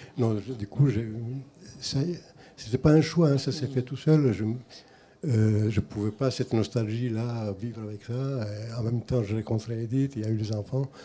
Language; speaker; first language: French; non-native, fluent; Greek